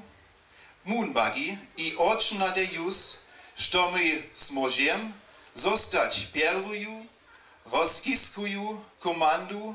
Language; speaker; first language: Russian; non-native, learner; German